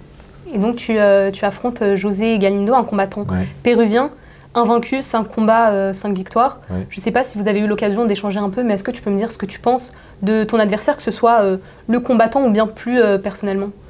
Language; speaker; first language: French; native; French